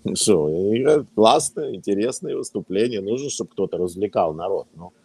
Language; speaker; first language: Russian; native; Russian